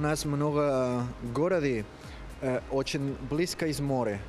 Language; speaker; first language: Russian; non-native, learner; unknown